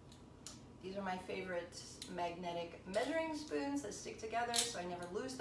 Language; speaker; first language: English; native; English